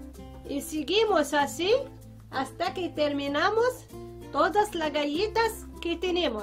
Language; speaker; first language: Spanish; non-native, fluent; Arabic